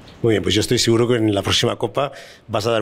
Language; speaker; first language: Spanish; native; Spanish